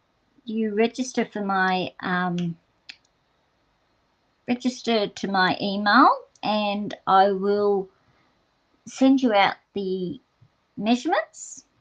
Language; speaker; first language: English; native; English